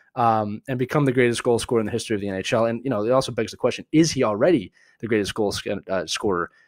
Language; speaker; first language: English; native; English